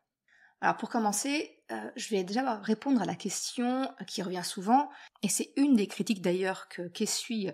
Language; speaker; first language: French; native; French